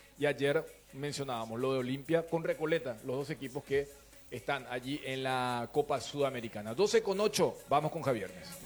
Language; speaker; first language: Spanish; native; Spanish